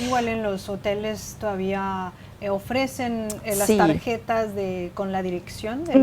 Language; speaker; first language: Spanish; non-native, fluent; Chinese